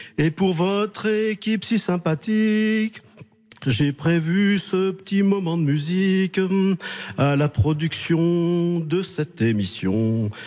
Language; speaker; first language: French; native; French